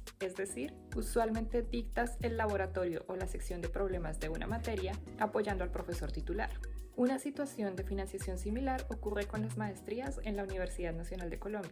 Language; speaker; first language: Spanish; native; Spanish